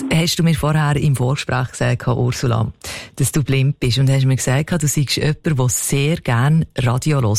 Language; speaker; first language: German; native; German